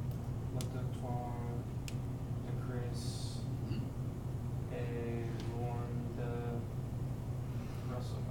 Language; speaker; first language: French; non-native, learner; English